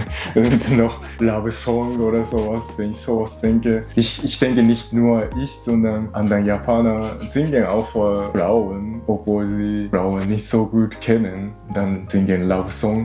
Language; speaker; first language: German; non-native, learner; Japanese